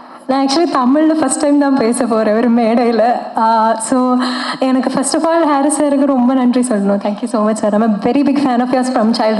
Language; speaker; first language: Tamil; non-native, fluent; Malayalam